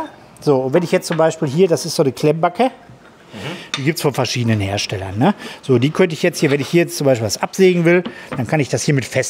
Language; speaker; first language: German; native; German